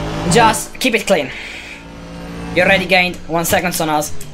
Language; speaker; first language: English; non-native, fluent; Italian